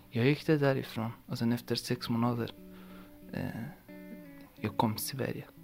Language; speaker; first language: Swedish; non-native, learner; Persian